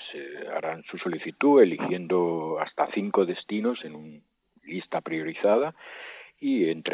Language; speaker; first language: Spanish; native; Spanish